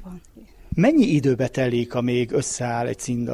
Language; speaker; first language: Hungarian; native; Hungarian